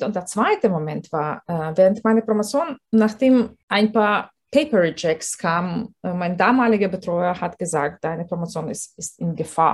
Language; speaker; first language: German; non-native, fluent; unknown